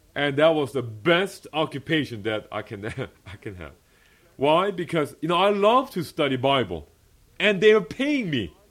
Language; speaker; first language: English; early bilingual, other home language; Korean